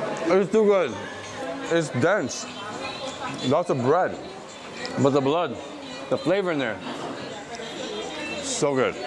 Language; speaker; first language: English; early bilingual, other home language; Spanish